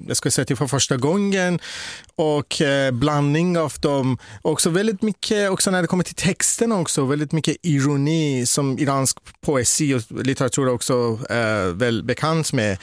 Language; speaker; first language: Swedish; non-native, fluent; Persian